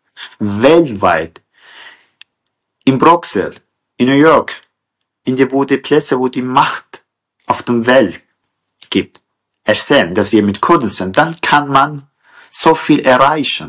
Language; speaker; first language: German; non-native, learner; Kurdish